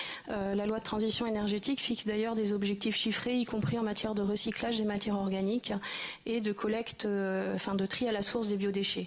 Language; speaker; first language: French; native; French